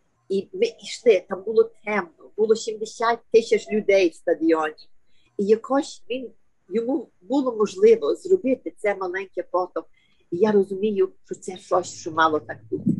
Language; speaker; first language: Ukrainian; early bilingual, heritage; Ukrainian